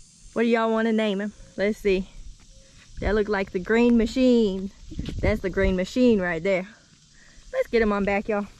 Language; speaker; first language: English; native; English